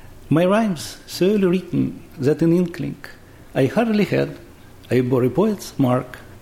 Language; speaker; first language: English; non-native, fluent; Russian